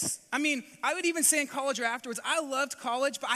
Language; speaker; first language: English; native; English